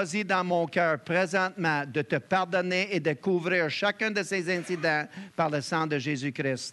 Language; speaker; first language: French; native; French